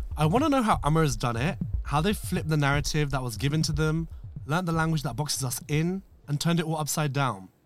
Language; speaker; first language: English; non-native, local second language; Urdu